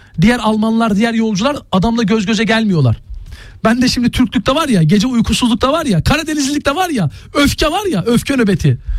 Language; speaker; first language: Turkish; native; Turkish